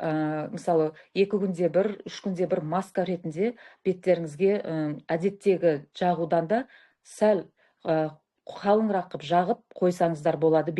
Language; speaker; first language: Kazakh; native; Kazakh